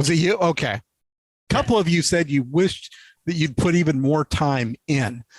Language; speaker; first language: English; native; English